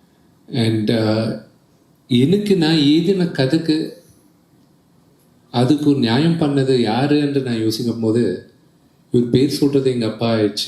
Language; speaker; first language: Tamil; early bilingual, heritage; Telugu